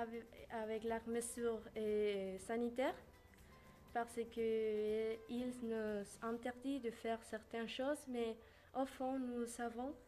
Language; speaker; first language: French; non-native, learner; Spanish